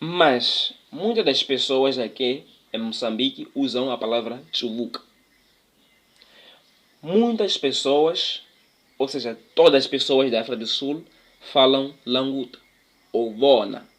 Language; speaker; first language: Portuguese; non-native, local second language; Tsonga